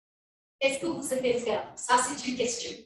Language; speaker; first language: French; non-native, fluent; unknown